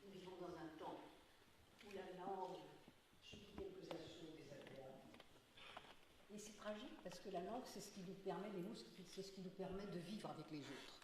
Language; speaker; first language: French; native; French